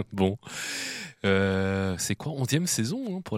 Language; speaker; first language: French; native; French